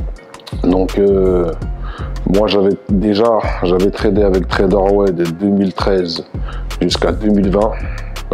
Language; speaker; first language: French; native; French